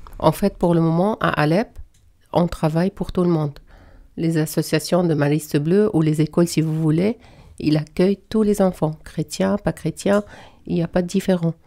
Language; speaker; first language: French; non-native, fluent; Arabic